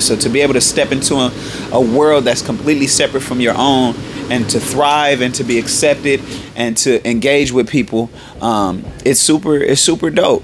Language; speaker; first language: English; native; English